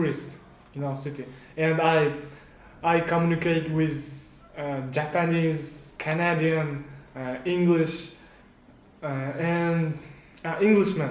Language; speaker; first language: English; non-native, learner; Kazakh